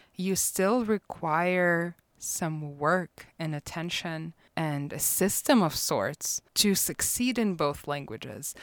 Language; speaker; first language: English; non-native, fluent; Russian